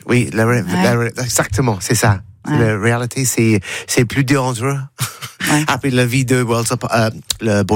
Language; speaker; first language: French; non-native, learner; English